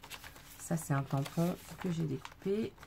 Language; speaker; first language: French; native; French